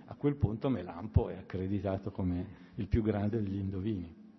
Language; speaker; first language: Italian; native; Italian